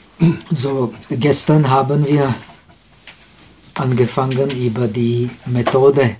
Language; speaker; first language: German; non-native, fluent; Czech